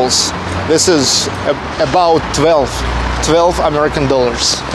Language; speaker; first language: English; non-native, fluent; Russian